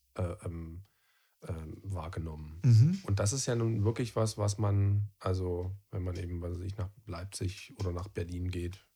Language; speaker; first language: German; native; German